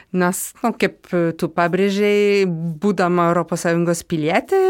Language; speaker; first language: Lithuanian; non-native, fluent; French